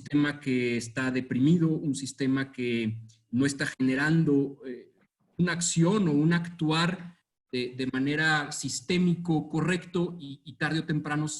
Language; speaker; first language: Spanish; native; Spanish